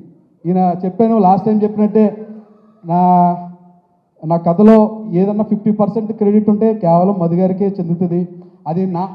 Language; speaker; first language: Telugu; native; Telugu